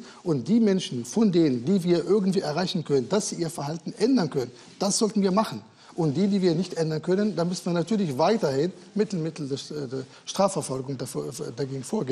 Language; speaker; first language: German; native; German